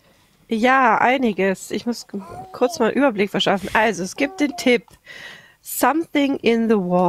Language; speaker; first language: German; native; German